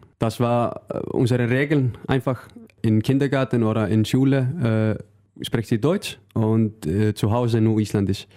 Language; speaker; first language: German; non-native, learner; Icelandic